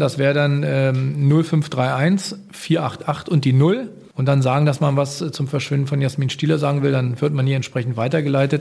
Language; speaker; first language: German; native; German